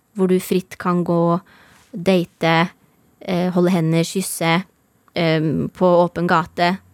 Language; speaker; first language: Norwegian; early bilingual, other home language; Persian